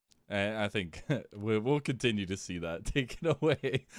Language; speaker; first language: English; native; English